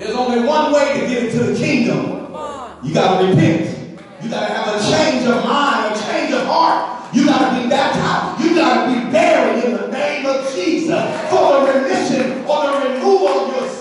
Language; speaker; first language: English; native; English